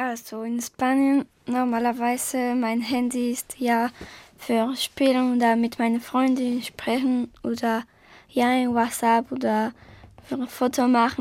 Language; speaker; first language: German; non-native, learner; Spanish